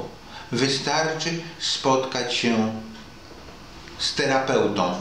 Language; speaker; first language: Polish; native; Polish